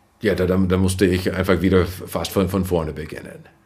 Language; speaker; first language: German; non-native, fluent; English